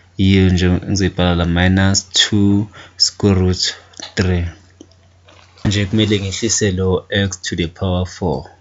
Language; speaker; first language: Zulu; native; Zulu